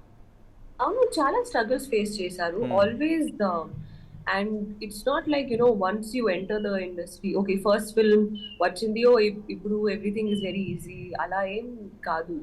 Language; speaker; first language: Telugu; non-native, learner; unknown